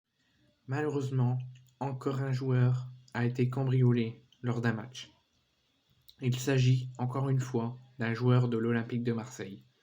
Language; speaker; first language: French; native; French